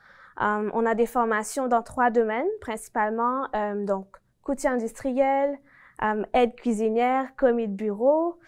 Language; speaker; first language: French; native; French